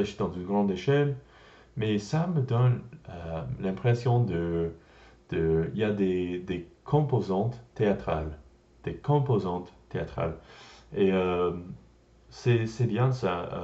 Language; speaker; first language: French; non-native, learner; English